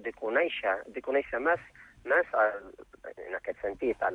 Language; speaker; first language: Catalan; non-native, fluent; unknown